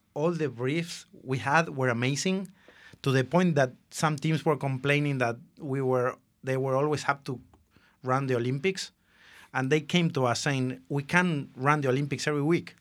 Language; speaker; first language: English; non-native, fluent; Spanish